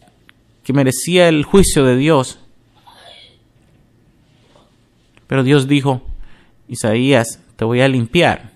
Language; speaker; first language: Spanish; non-native, fluent; English